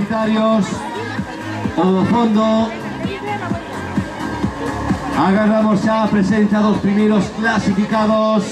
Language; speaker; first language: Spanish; non-native, local second language; Galician